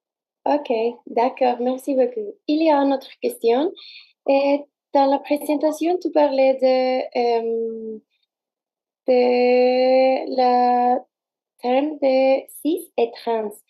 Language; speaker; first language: French; non-native, learner; Spanish